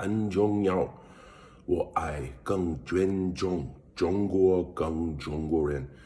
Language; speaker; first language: Chinese; non-native, learner; English